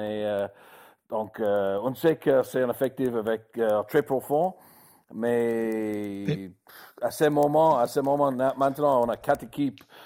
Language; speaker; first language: French; non-native, learner; English